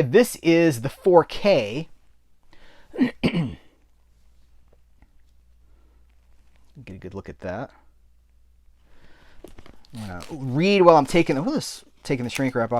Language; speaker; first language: English; native; English